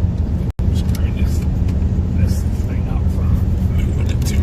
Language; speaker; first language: English; native; English